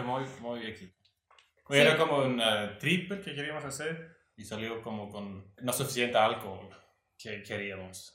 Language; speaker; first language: Spanish; non-native, learner; Swedish